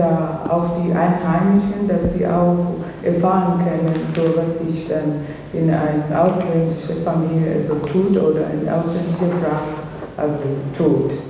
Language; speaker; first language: German; non-native, fluent; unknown